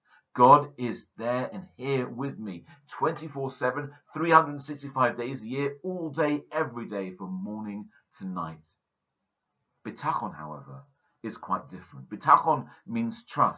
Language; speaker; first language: English; native; English